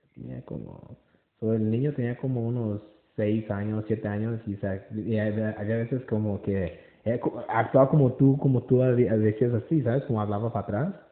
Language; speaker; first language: Spanish; early bilingual, heritage; Spanish